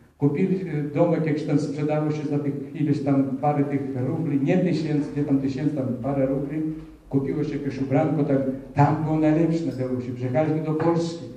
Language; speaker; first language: Polish; early bilingual, heritage; Polish